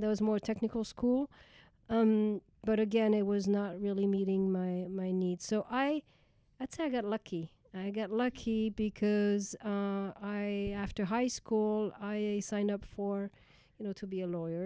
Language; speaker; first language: English; non-native, fluent; French